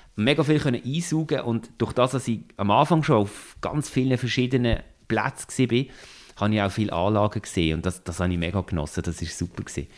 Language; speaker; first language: German; native; German